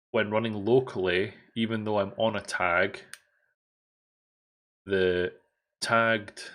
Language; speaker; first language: English; native; English